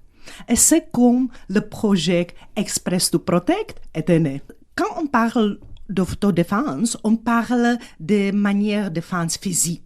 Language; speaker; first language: French; non-native, fluent; Czech